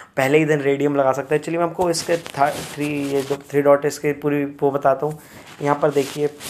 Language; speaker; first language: Hindi; native; Hindi